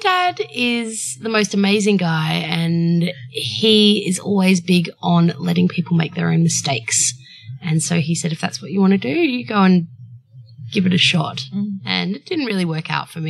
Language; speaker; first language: English; native; English